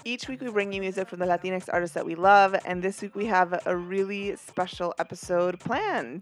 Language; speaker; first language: English; early bilingual, other home language; Spanish